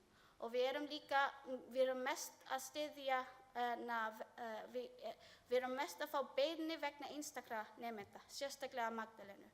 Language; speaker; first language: Icelandic; non-native, learner; Filipino